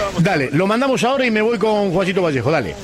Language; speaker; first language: Spanish; native; Spanish